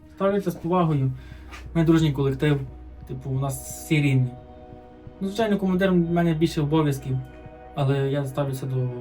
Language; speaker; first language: Ukrainian; native; Ukrainian